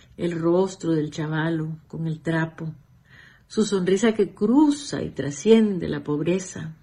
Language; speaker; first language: Spanish; native; Spanish